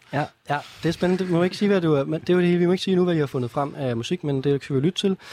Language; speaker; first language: Danish; native; Danish